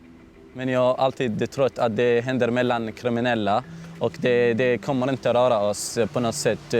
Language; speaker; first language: Swedish; non-native, fluent; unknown